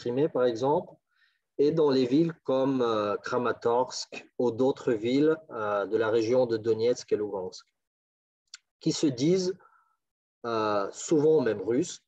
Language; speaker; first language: French; non-native, fluent; Ukrainian